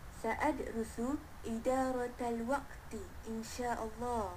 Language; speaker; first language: Arabic; non-native, learner; Malay